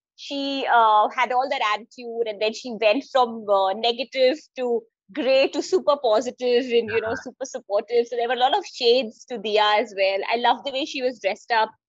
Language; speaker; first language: English; non-native, local second language; Hindi